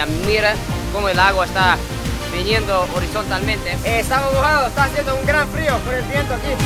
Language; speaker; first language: Spanish; non-native, fluent; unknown